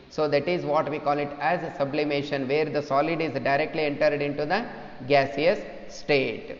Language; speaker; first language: English; non-native, local second language; Kannada